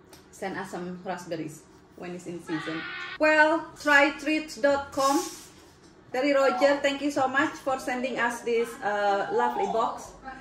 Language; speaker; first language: English; non-native, fluent; Indonesian